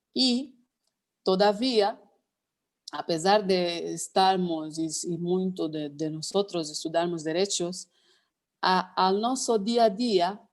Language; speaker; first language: Spanish; non-native, learner; Portuguese